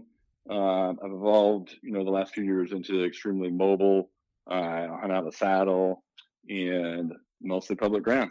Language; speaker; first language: English; native; English